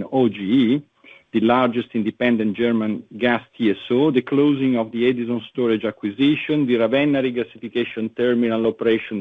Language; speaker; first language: English; non-native, fluent; Italian